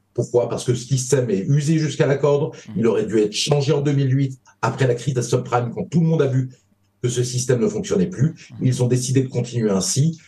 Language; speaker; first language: French; native; French